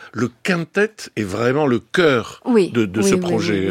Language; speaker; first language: French; native; French